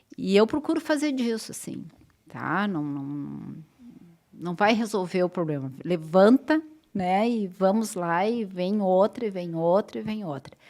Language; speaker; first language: Portuguese; native; Portuguese